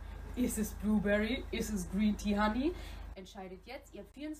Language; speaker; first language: German; native; German